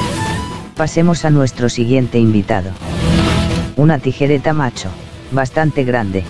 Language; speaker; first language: Spanish; native; Spanish